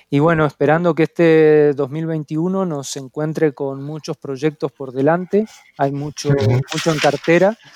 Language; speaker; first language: Spanish; native; Spanish